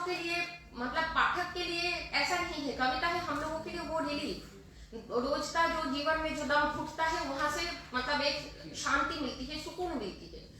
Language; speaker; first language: Hindi; non-native, local second language; Bangla